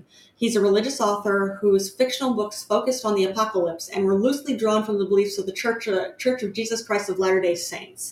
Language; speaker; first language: English; native; English